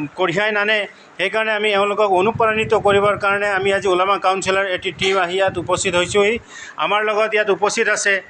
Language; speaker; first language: Assamese; non-native, local second language; Bangla